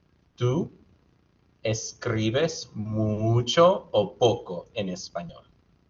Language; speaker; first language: Spanish; non-native, fluent; English